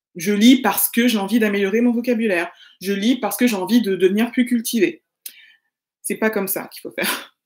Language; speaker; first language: French; native; French